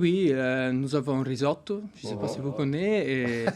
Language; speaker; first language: French; non-native, learner; Italian